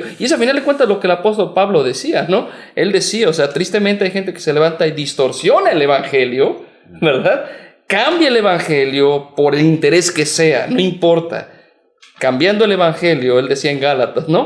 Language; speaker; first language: Spanish; native; Spanish